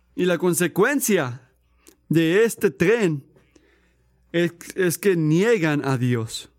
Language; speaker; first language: Spanish; native; Spanish